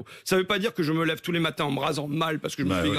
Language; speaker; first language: French; native; French